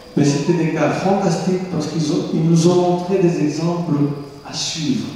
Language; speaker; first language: French; non-native, fluent; Spanish